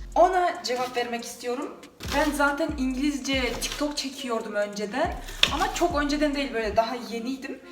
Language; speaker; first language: Turkish; non-native, fluent; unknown